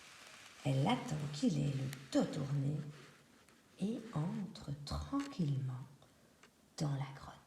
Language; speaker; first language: French; native; French